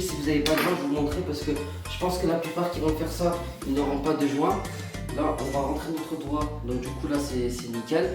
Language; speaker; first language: French; native; French